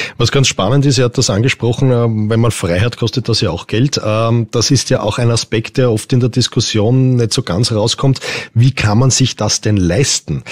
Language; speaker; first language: German; native; German